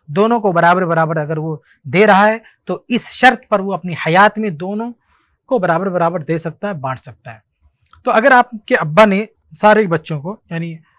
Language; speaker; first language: Hindi; native; Hindi